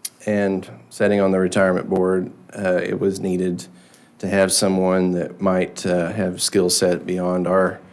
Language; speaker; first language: English; native; English